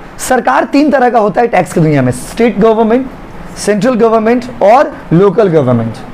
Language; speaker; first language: Hindi; native; Hindi